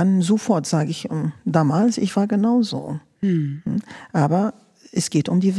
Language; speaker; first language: German; non-native, fluent; Arabic